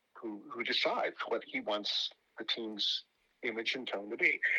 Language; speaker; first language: English; native; English